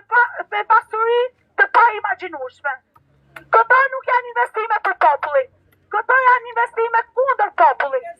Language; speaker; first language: Albanian; native; Albanian